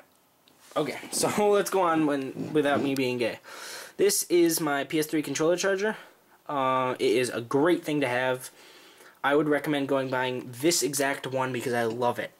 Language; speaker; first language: English; native; English